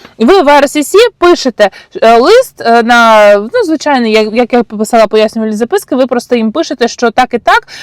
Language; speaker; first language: Ukrainian; non-native, local second language; Russian